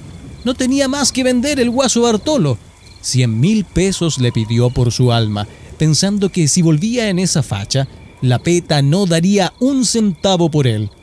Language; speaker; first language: Spanish; native; Spanish